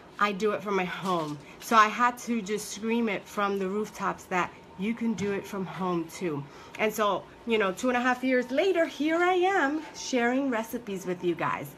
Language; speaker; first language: English; early bilingual, other home language; Spanish